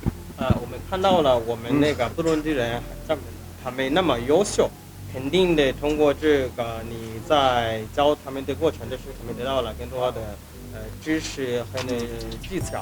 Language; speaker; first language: Chinese; non-native, fluent; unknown